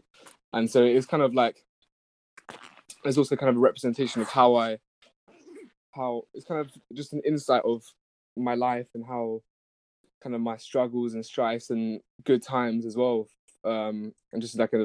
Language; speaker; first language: English; native; English